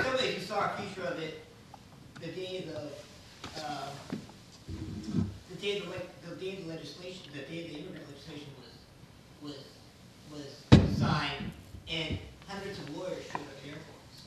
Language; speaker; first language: English; native; English